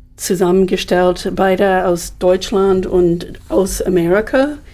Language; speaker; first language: German; non-native, fluent; English